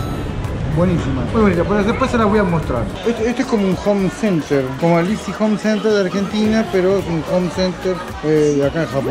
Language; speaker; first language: Spanish; native; Spanish